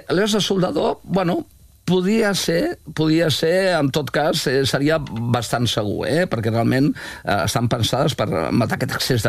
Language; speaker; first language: Catalan; native; Catalan